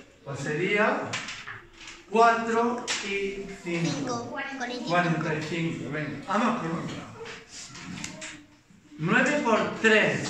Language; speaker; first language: Spanish; native; Spanish